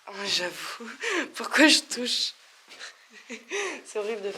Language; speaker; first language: French; native; French